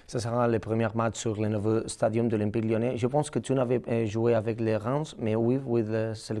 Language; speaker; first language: French; non-native, learner; Catalan